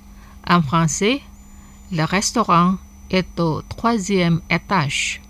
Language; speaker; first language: French; non-native, fluent; Indonesian